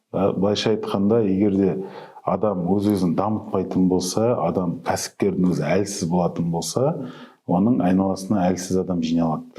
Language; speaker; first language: Kazakh; native; Kazakh